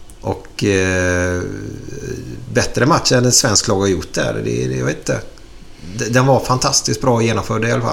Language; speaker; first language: Swedish; native; Swedish